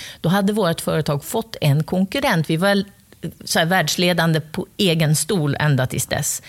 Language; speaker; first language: Swedish; native; Swedish